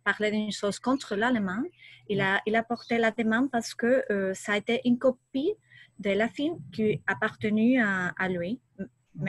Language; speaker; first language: French; non-native, learner; Spanish